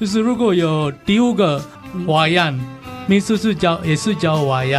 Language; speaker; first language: Chinese; non-native, learner; Balinese